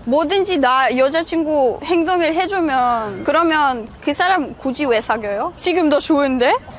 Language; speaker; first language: Korean; non-native, fluent; Polish